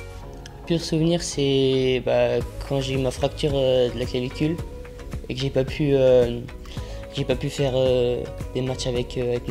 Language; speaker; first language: French; early bilingual, other home language; Afrikaans